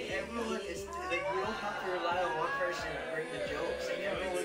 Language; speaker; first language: English; native; English